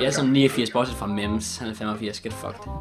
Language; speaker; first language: Danish; native; Danish